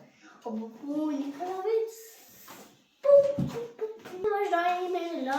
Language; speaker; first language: Albanian; early bilingual, heritage; Albanian